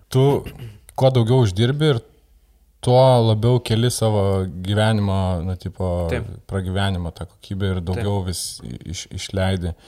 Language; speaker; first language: Lithuanian; native; Lithuanian